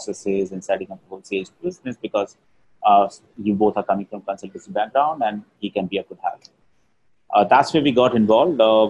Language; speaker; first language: English; non-native, local second language; Hindi